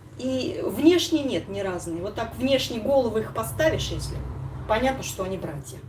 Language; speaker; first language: Russian; native; Russian